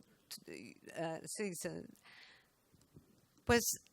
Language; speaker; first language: Spanish; non-native, fluent; English